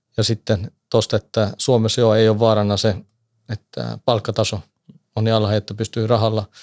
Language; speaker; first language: Finnish; native; Finnish